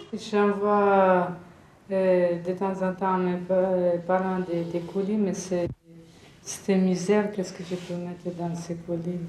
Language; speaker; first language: French; non-native, fluent; Russian